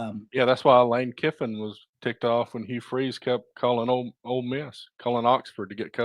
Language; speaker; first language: English; native; English